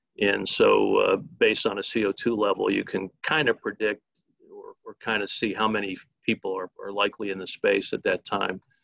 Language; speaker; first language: English; native; English